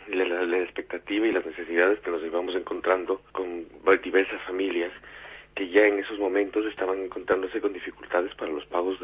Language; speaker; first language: Spanish; native; Spanish